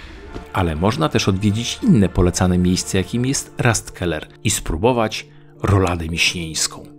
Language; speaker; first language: Polish; native; Polish